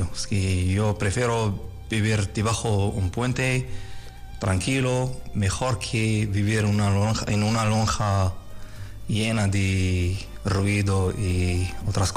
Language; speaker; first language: Spanish; non-native, learner; Arabic